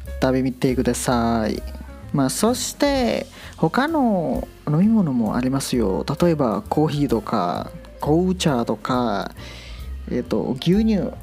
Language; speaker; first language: Japanese; non-native, learner; Indonesian